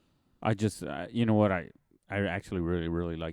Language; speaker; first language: English; native; English